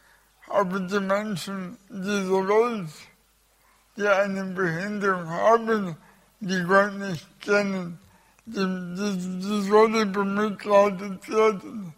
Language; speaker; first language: German; early bilingual, other home language; Russian